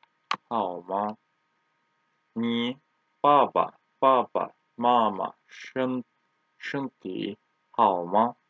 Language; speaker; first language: Chinese; non-native, learner; Turkish